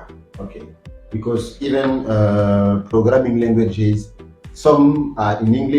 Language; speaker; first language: English; non-native, fluent; French